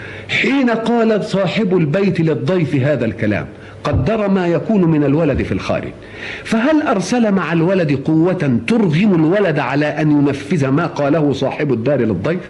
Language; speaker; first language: Arabic; native; Arabic